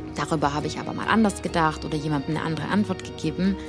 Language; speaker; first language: German; early bilingual, other home language; Russian